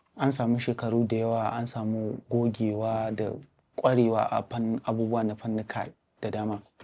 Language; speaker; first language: Hausa; native; Hausa